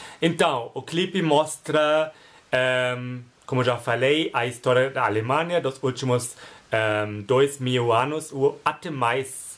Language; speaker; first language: Portuguese; non-native, fluent; German